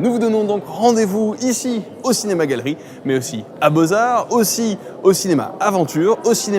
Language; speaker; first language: French; native; French